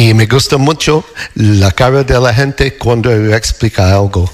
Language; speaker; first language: Spanish; non-native, fluent; English